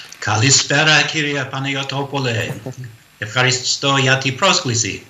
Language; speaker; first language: Greek; non-native, fluent; English